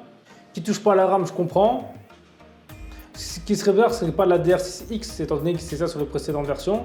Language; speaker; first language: French; native; French